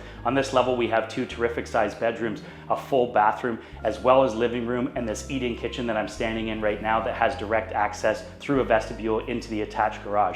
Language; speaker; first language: English; native; English